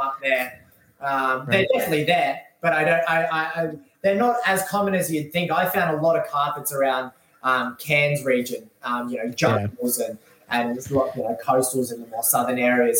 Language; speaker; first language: English; native; English